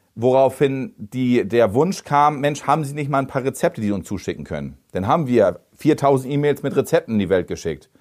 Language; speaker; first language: German; native; German